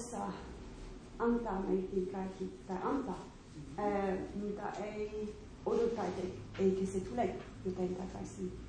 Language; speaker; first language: Finnish; non-native, learner; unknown